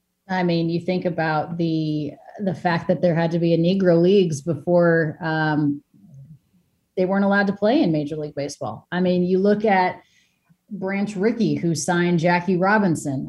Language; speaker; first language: English; early bilingual, other home language; Spanish